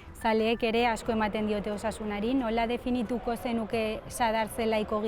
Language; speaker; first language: Basque; native; Basque